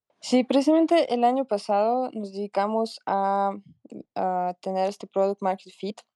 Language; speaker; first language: Spanish; non-native, fluent; Russian